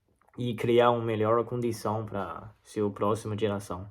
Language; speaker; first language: Portuguese; non-native, learner; Chinese